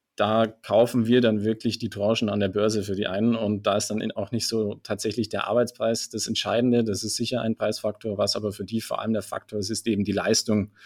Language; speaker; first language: German; native; German